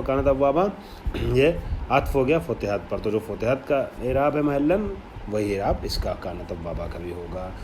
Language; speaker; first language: Urdu; native; Urdu